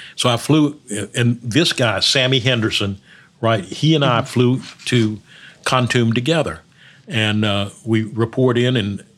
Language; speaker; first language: English; early bilingual, other home language; Spanish